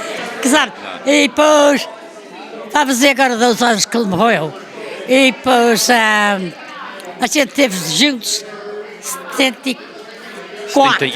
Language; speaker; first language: Portuguese; early bilingual, heritage; Portuguese